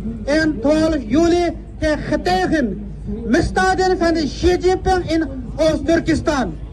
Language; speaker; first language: Dutch; non-native, fluent; Uyghur